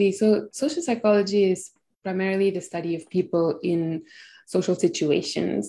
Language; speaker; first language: English; non-native, local second language; Tamil